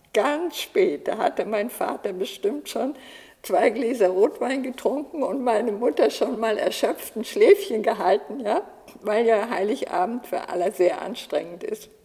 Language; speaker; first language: German; native; German